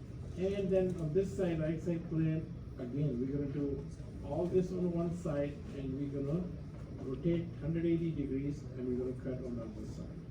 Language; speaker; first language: English; non-native, fluent; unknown